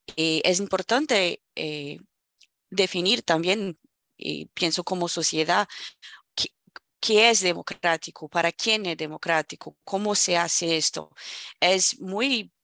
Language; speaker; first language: Spanish; non-native, fluent; Portuguese